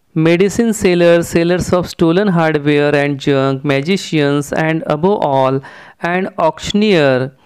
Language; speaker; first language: English; non-native, local second language; Marathi